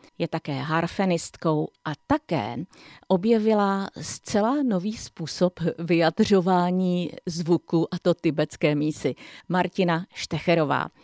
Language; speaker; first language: Czech; native; Czech